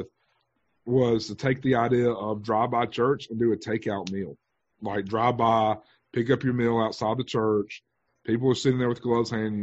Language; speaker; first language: English; native; English